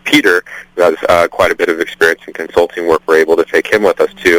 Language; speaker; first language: English; native; English